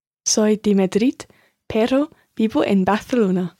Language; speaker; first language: Spanish; non-native, learner; English